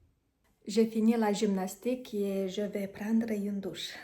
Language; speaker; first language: French; non-native, learner; Romanian